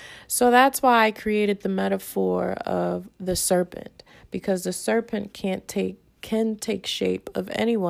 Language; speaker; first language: English; early bilingual, other home language; Spanish